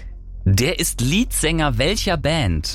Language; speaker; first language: German; native; German